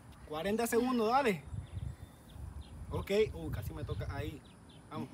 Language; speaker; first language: Spanish; early bilingual, heritage; Spanish